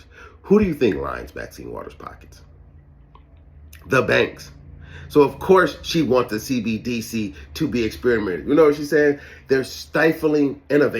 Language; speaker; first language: English; native; English